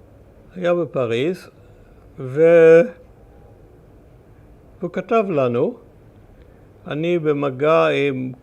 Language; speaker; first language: Hebrew; early bilingual, other home language; German